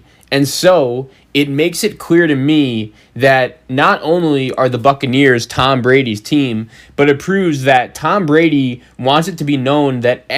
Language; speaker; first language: English; native; English